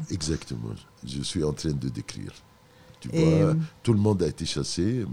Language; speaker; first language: French; non-native, fluent; Arabic